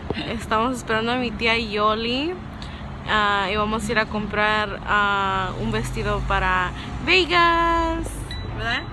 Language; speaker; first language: Spanish; early bilingual, other home language; English